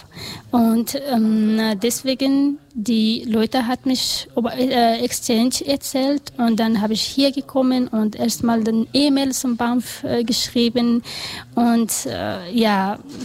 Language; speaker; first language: German; non-native, learner; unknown